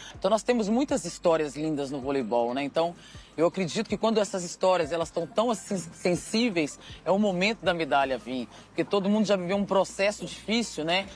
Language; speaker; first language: Portuguese; native; Portuguese